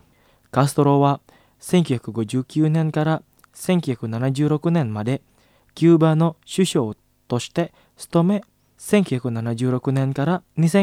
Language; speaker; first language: Japanese; non-native, fluent; Indonesian